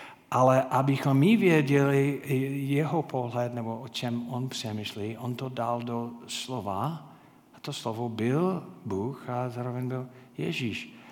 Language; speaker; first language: Czech; non-native, fluent; English